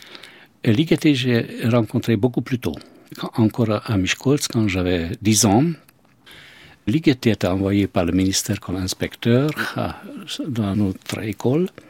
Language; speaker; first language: French; non-native, fluent; Hungarian